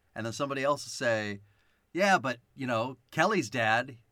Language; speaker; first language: English; native; English